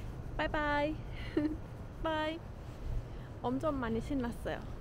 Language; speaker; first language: Korean; non-native, fluent; Persian